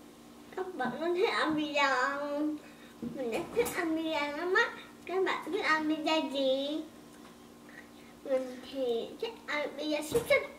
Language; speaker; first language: Vietnamese; early bilingual, heritage; Vietnamese